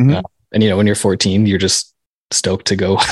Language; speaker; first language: English; native; English